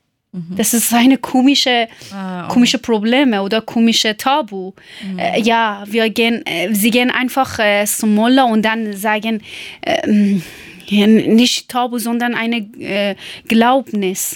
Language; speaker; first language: German; non-native, learner; Persian